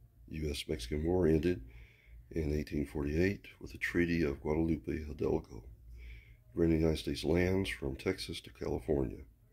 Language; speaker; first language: English; native; English